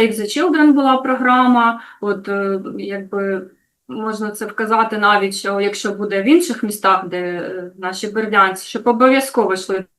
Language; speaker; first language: Ukrainian; native; Ukrainian